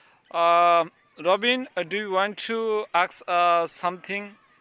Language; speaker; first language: English; non-native, local second language; Bangla